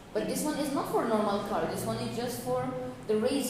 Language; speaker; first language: English; non-native, learner; Portuguese